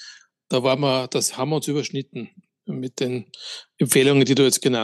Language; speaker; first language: German; native; German